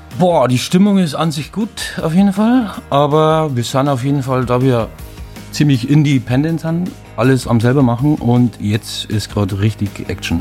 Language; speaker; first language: German; native; German